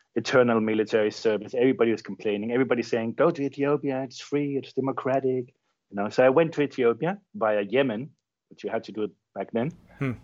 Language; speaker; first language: English; non-native, fluent; Danish